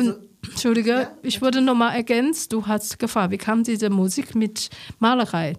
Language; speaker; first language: German; non-native, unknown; Chinese